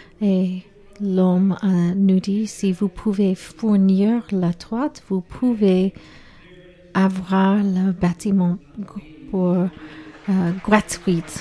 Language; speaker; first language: French; non-native, learner; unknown